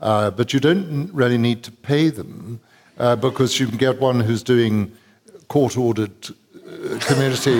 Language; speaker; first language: English; native; English